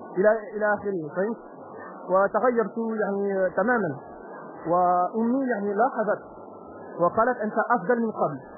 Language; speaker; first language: Arabic; non-native, learner; Italian